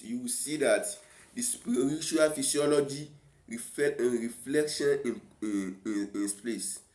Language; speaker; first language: English; non-native, local second language; Yoruba